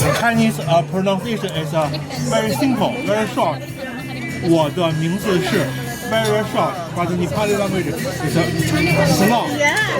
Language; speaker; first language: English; non-native, learner; Chinese